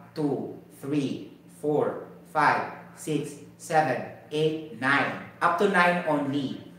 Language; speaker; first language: English; non-native, local second language; Cebuano